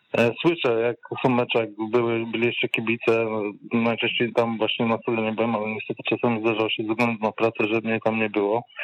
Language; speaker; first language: Polish; native; Polish